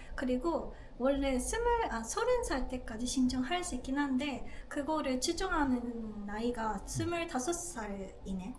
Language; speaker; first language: Korean; non-native, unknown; Japanese